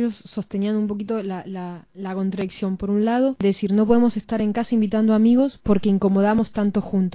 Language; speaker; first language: Spanish; native; Spanish